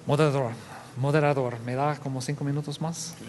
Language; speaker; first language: Spanish; non-native, fluent; English